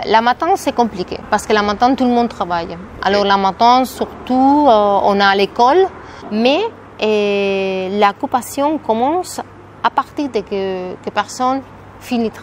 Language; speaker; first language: French; non-native, fluent; Spanish